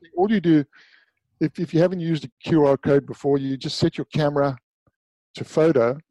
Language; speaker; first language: English; native; English